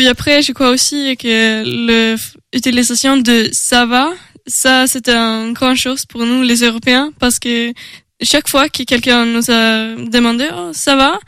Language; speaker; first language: French; non-native, learner; Swedish